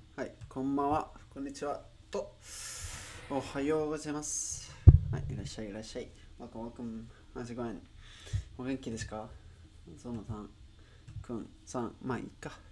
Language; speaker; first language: Japanese; non-native, learner; Spanish